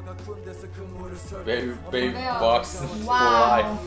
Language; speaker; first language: English; non-native, learner; Korean